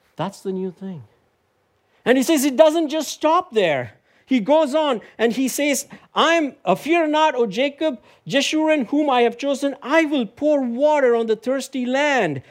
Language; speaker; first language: English; non-native, local second language; Tamil